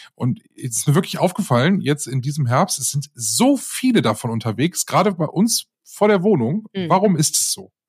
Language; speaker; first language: German; native; German